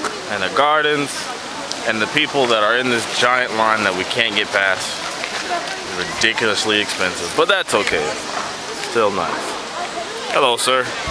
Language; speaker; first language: English; native; English